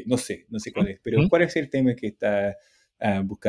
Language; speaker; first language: Spanish; non-native, fluent; English